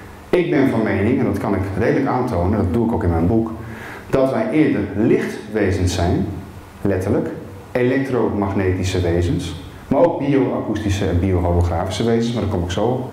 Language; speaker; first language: Dutch; native; Dutch